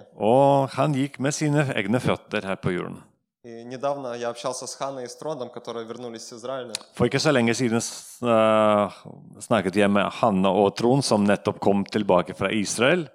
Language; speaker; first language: Norwegian; non-native, fluent; Russian